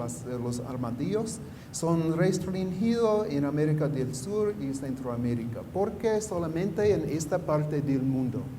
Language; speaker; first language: Spanish; non-native, fluent; English